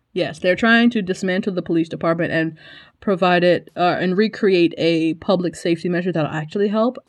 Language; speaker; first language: English; native; English